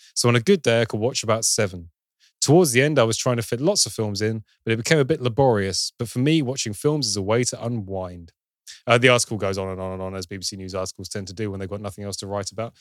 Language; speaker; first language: English; native; English